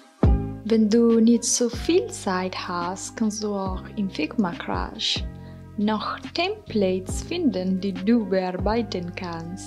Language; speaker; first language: German; non-native, fluent; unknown